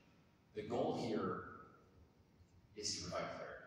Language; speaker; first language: English; native; English